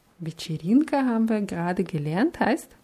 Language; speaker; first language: German; non-native, fluent; Russian